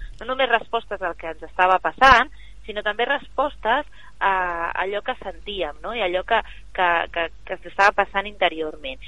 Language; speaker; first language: Catalan; native; Catalan